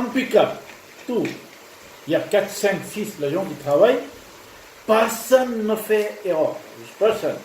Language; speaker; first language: French; non-native, learner; Urdu